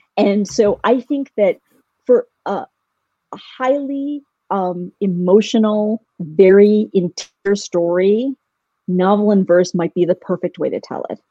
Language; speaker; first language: English; early bilingual, other home language; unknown